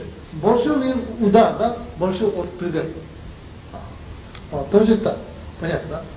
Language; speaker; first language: Russian; non-native, learner; Tibetan